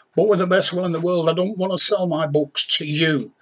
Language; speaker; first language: English; native; English